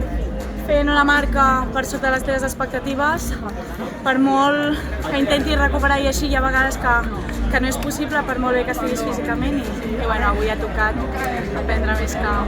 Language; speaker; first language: Catalan; native; Catalan